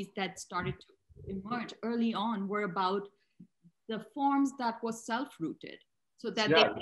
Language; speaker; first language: English; non-native, local second language; Urdu